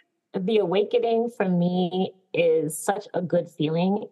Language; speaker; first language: English; native; English